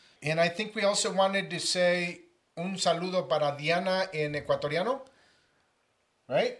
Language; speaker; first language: English; native; English